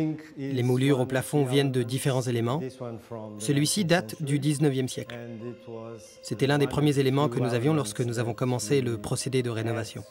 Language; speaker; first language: French; non-native, fluent; Portuguese